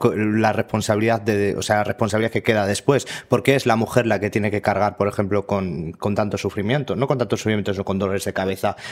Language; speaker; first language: Spanish; native; Spanish